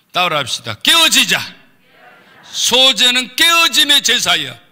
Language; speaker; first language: Korean; native; Korean